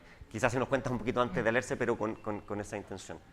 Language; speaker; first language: Spanish; native; Spanish